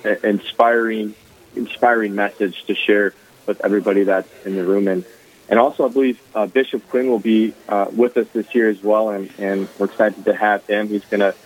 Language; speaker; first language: English; native; English